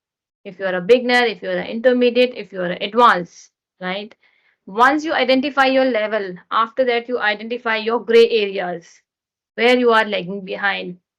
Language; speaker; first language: English; non-native, learner; Hindi